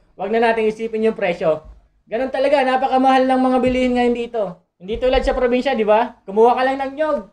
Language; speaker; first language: Filipino; non-native, local second language; Bikol